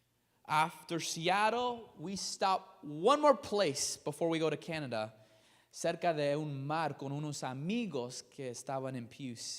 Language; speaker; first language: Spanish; non-native, learner; English